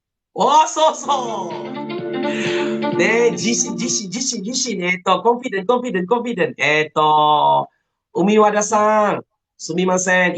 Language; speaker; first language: Japanese; non-native, fluent; Malay